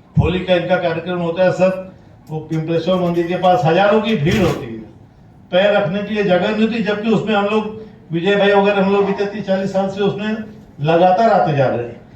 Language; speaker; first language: Hindi; native; Hindi